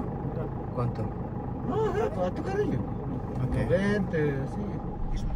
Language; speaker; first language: Spanish; non-native, learner; German